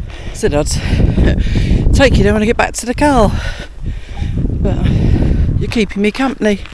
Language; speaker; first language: English; native; English